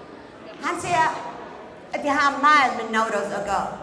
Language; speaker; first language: Danish; non-native, fluent; Central Kurdish